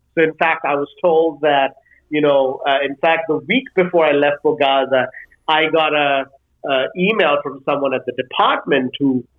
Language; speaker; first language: English; non-native, local second language; Bangla